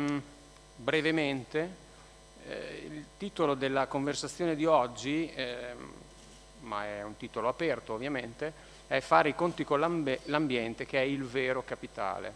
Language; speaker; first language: Italian; native; Italian